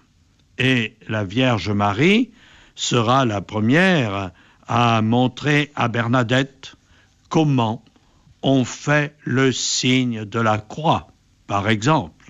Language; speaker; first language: French; native; French